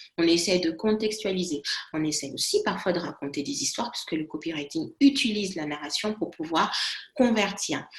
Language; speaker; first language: French; non-native, local second language; Lingala